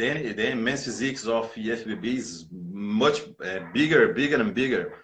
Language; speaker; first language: English; non-native, learner; Portuguese